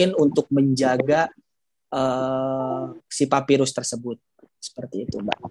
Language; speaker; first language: Indonesian; native; Indonesian